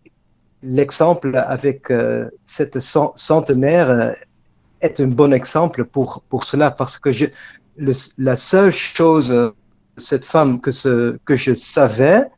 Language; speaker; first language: French; non-native, fluent; Dutch